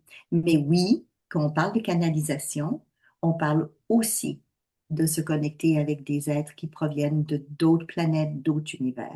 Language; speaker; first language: French; native; French